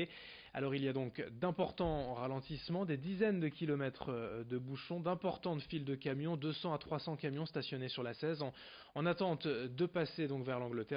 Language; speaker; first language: French; native; French